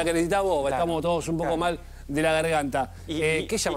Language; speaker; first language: Spanish; native; Spanish